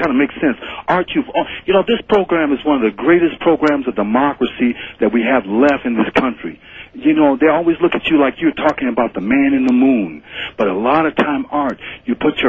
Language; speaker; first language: English; native; English